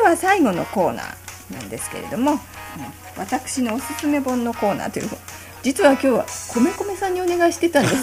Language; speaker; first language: Japanese; native; Japanese